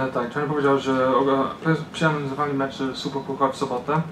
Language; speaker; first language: Polish; early bilingual, heritage; Polish